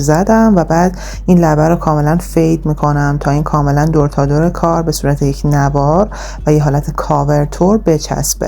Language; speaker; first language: Persian; native; Persian